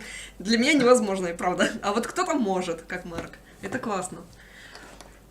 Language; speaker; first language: Russian; native; Russian